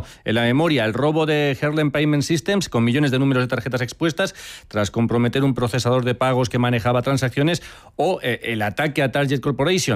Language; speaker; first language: Spanish; native; Spanish